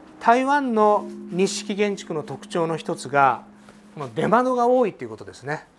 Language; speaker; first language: Japanese; native; Japanese